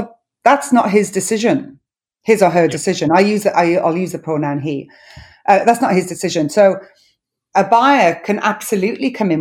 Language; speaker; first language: English; non-native, local second language; Welsh